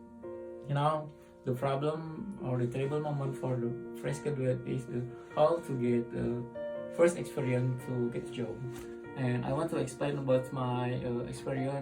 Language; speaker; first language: English; non-native, learner; Indonesian